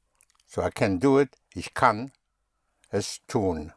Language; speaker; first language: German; non-native, fluent; English